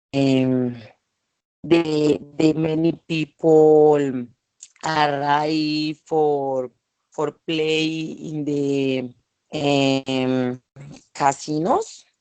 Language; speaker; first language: English; non-native, learner; Spanish